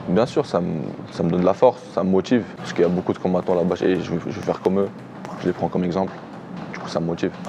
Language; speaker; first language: French; early bilingual, other home language; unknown